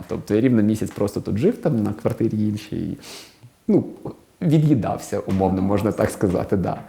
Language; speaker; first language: Ukrainian; non-native, local second language; Russian